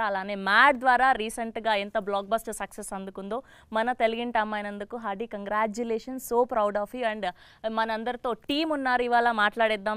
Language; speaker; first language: Telugu; native; Telugu